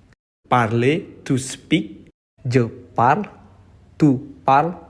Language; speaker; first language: French; non-native, fluent; Indonesian